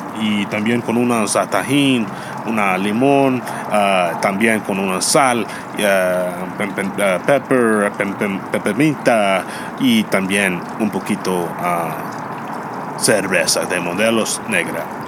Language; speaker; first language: Spanish; non-native, learner; English